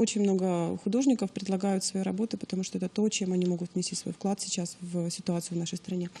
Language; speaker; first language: Russian; native; Russian